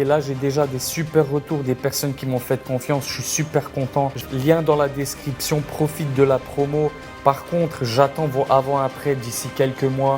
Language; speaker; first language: French; native; French